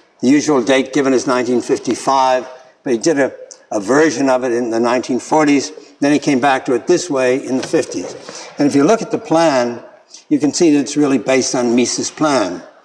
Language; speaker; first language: English; native; English